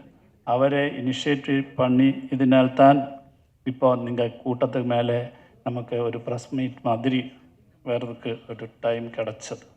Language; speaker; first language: Tamil; non-native, learner; Malayalam